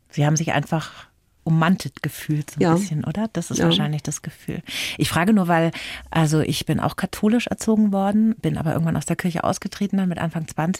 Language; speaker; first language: German; native; German